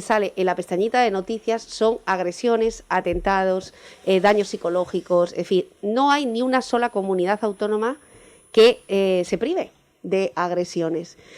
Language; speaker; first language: Spanish; native; Spanish